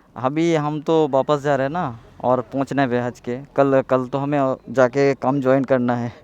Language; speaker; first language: Hindi; non-native, local second language; Bangla